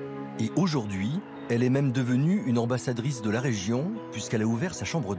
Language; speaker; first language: French; native; French